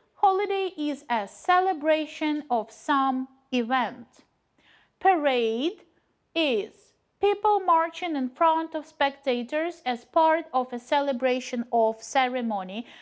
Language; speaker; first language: English; non-native, fluent; Ukrainian